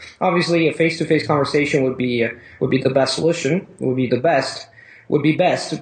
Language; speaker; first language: English; non-native, fluent; Italian